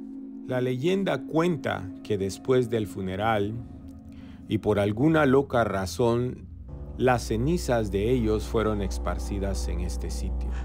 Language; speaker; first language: Spanish; native; Spanish